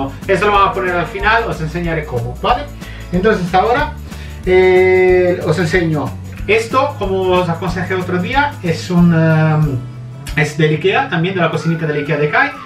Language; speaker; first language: Spanish; non-native, fluent; Italian